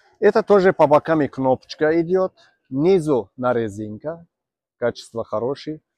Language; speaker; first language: Russian; non-native, learner; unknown